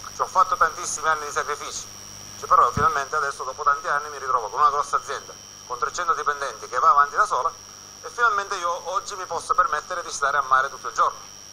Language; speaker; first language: Italian; native; Italian